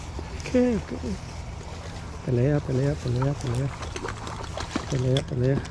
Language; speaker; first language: Spanish; early bilingual, heritage; Spanish